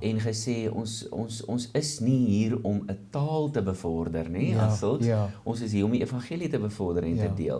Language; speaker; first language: Afrikaans; native; Afrikaans